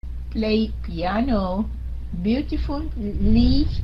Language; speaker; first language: English; non-native, fluent; Vietnamese